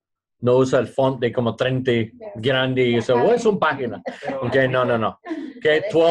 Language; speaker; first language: Spanish; non-native, learner; English